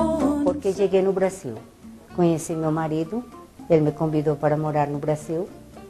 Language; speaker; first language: Portuguese; non-native, fluent; Spanish